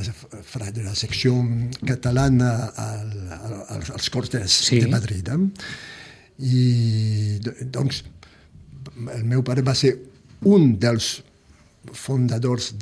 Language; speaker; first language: Catalan; early bilingual, heritage; Catalan